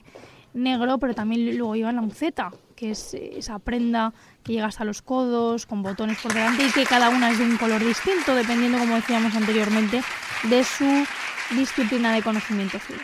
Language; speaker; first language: Spanish; native; Spanish